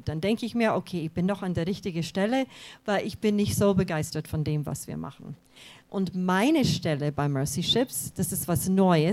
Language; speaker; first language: German; non-native, fluent; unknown